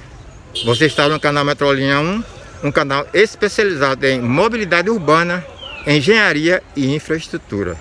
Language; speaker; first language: Portuguese; native; Portuguese